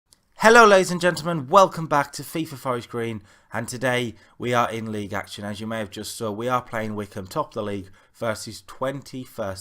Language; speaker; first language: English; native; English